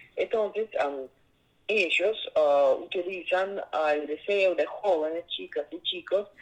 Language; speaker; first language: Spanish; non-native, learner; Russian